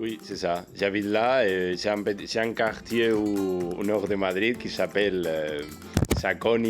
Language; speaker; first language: French; non-native, learner; Spanish